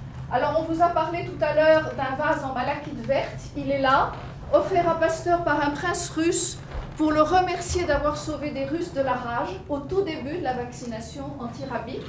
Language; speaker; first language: French; native; French